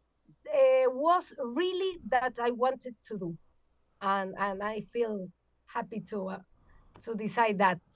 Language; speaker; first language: English; non-native, learner; Spanish